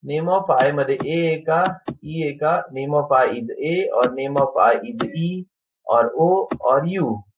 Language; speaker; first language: Hindi; non-native, local second language; Marathi